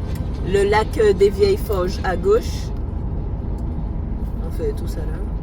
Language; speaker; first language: French; native; French